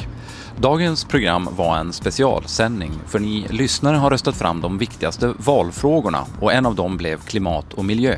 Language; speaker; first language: Swedish; native; Swedish